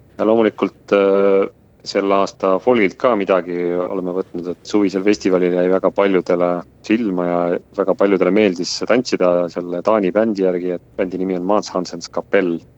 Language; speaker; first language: Estonian; native; Estonian